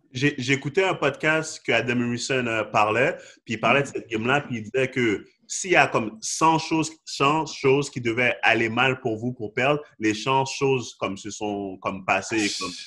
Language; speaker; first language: French; native; French